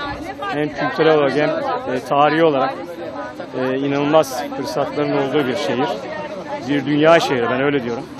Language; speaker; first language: Turkish; native; Turkish